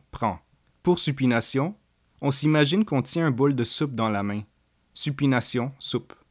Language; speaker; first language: French; native; French